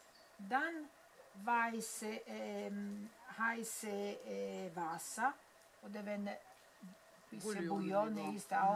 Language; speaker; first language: German; non-native, learner; Italian